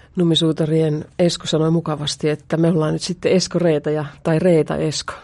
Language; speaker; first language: Finnish; native; Finnish